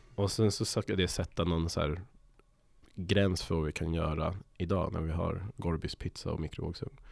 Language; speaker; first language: Swedish; native; Swedish